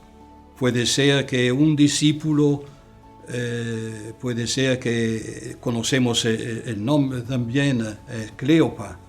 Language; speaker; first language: Spanish; non-native, fluent; Italian